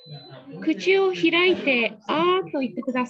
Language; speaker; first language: Japanese; native; Japanese